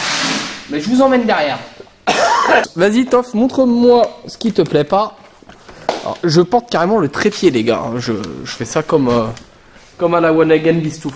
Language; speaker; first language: French; native; French